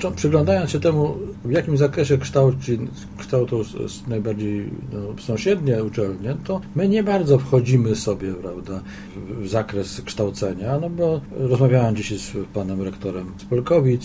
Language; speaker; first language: Polish; native; Polish